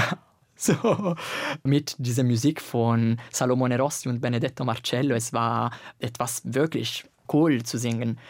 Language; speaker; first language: German; non-native, learner; Italian